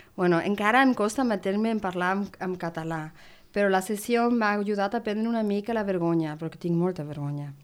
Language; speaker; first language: Catalan; non-native, learner; Spanish